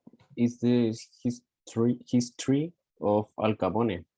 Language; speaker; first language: English; non-native, learner; Spanish